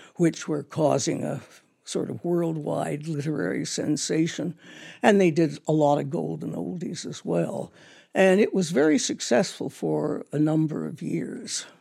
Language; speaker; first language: English; native; English